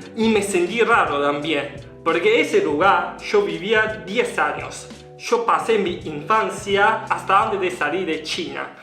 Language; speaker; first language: Spanish; non-native, learner; Chinese